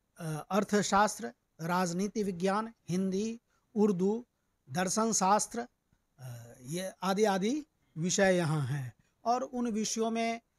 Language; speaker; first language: Hindi; native; Hindi